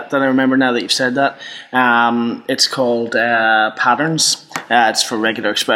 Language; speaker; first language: English; native; English